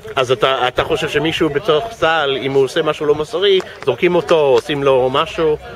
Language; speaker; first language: Hebrew; non-native, fluent; English